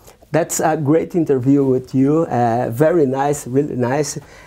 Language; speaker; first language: English; non-native, learner; Portuguese